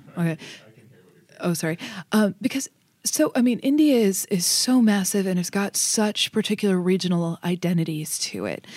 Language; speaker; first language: English; native; English